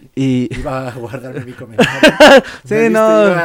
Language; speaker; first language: Spanish; native; Spanish